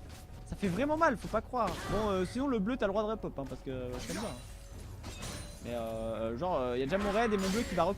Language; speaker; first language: French; native; French